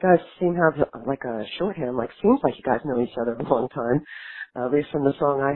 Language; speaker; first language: English; native; English